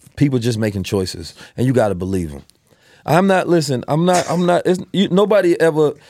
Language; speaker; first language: English; native; English